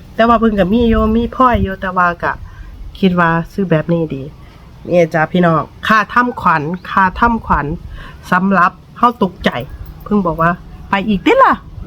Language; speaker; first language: Thai; native; Thai